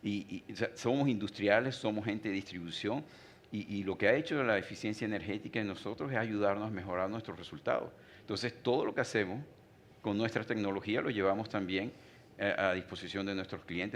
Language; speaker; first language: Spanish; native; Spanish